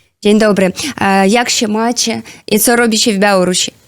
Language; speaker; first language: Polish; non-native, learner; Belarusian